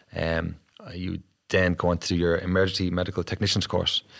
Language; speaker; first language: English; native; English